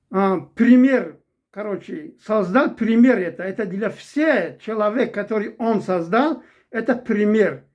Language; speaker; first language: Russian; non-native, fluent; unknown